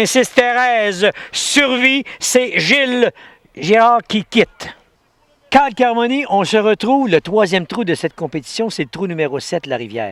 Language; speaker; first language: French; native; French